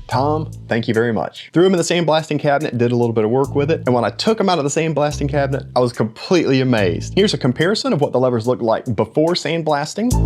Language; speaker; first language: English; native; English